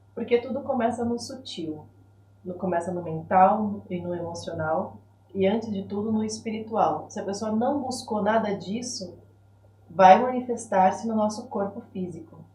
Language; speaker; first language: Portuguese; native; Portuguese